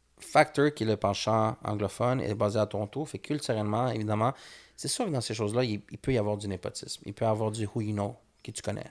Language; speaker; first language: French; early bilingual, other home language; Spanish